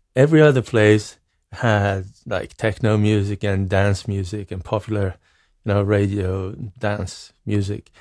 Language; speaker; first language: English; non-native, fluent; Swedish